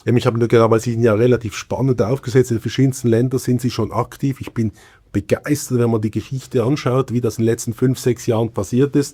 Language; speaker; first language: German; native; German